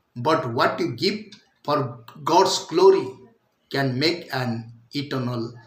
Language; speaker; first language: English; non-native, local second language; Nepali